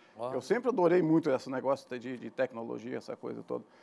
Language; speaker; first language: Portuguese; native; Portuguese